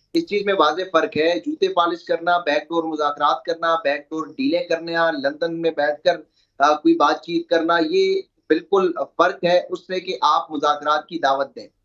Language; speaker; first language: Urdu; native; Urdu